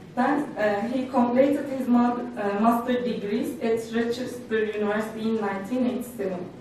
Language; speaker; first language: English; non-native, fluent; Turkish